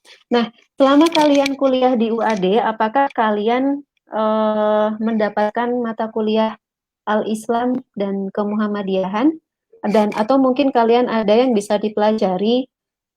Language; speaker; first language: Indonesian; native; Indonesian